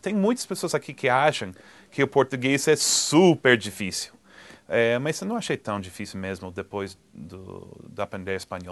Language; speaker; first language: Portuguese; non-native, fluent; English